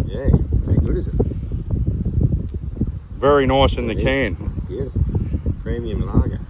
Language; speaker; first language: English; native; English